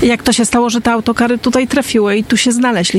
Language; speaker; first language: Polish; native; Polish